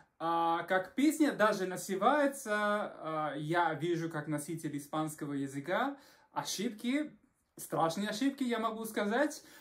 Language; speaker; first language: Russian; non-native, fluent; Spanish